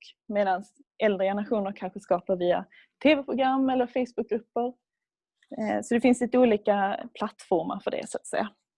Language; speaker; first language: Swedish; native; Swedish